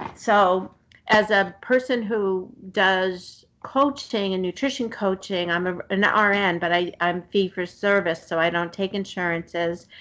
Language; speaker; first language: English; native; English